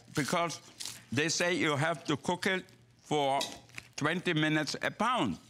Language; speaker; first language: English; non-native, fluent; German